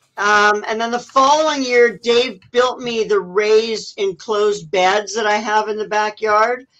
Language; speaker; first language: English; native; English